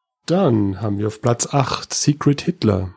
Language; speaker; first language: German; native; German